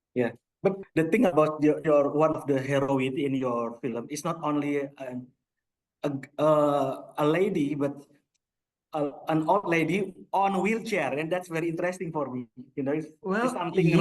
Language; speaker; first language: English; non-native, local second language; Indonesian